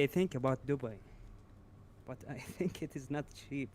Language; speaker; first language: English; non-native, learner; Arabic